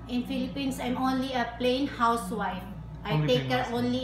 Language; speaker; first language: English; non-native, learner; Hiligaynon